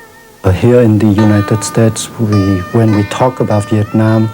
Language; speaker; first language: English; non-native, fluent; Vietnamese